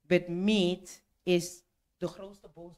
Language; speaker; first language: Dutch; non-native, learner; Papiamento